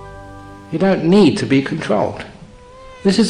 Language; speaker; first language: English; native; English